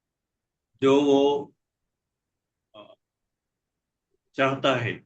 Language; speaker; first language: Hindi; non-native, learner; Bangla